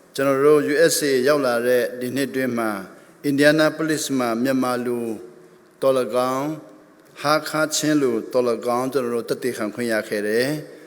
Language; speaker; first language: Burmese; non-native, local second language; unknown